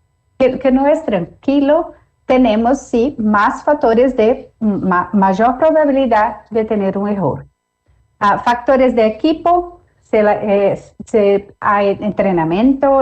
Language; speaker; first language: Spanish; non-native, fluent; Portuguese